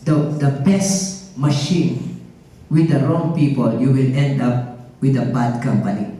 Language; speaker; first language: English; non-native, local second language; Filipino